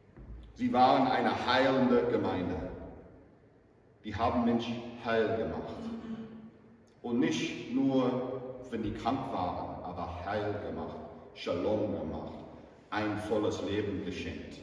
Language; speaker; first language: German; non-native, fluent; English